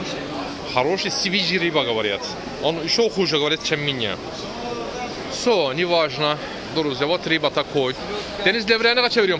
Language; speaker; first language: Russian; non-native, learner; Turkish